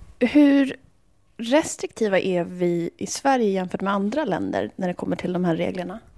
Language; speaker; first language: Swedish; native; Swedish